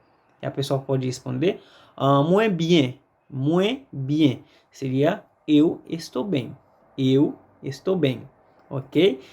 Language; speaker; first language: Portuguese; non-native, fluent; Haitian Creole